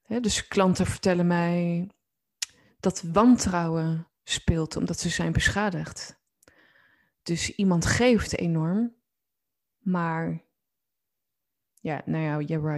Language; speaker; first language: Dutch; native; Dutch